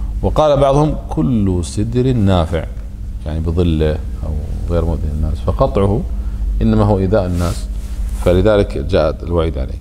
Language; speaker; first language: Arabic; native; Arabic